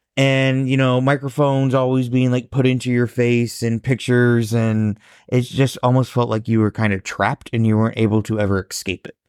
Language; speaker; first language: English; native; English